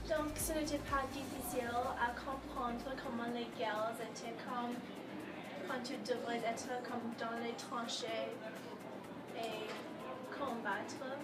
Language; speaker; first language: French; non-native, learner; English